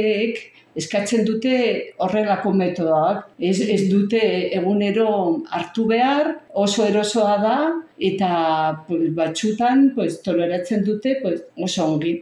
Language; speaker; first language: Basque; non-native, local second language; Spanish